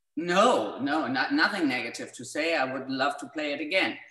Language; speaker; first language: English; non-native, fluent; German